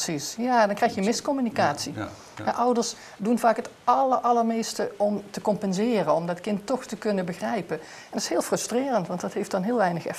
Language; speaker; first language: Dutch; native; Dutch